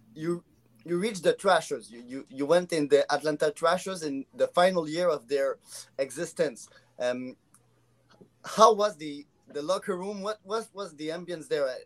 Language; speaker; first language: English; non-native, local second language; French